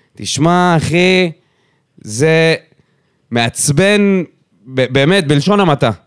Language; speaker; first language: Hebrew; native; Hebrew